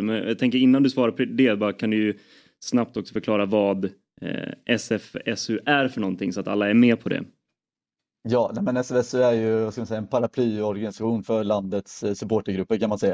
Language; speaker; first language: Swedish; native; Swedish